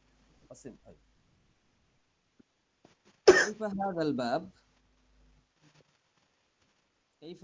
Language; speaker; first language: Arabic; non-native, fluent; Bangla